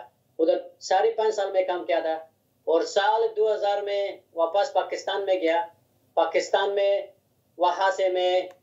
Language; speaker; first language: Hindi; non-native, learner; Hazaragi